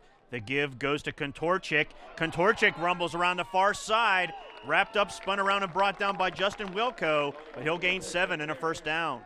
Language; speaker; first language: English; native; English